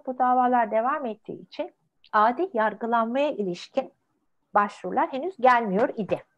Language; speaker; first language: Turkish; native; Turkish